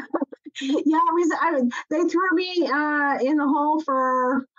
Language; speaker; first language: English; native; English